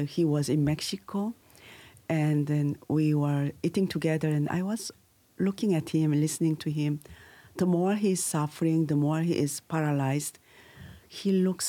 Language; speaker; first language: English; non-native, learner; Korean